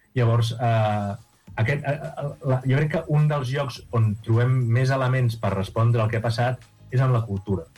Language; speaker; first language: Catalan; native; Catalan